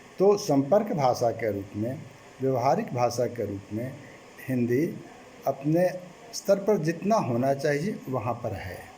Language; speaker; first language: Hindi; native; Hindi